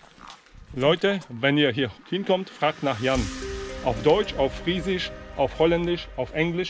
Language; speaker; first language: German; native; German